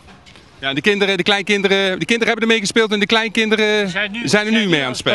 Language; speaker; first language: Dutch; native; Dutch